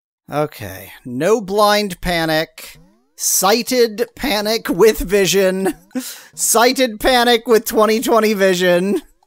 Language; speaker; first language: English; native; English